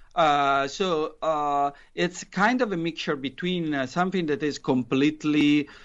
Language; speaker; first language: English; non-native, fluent; Italian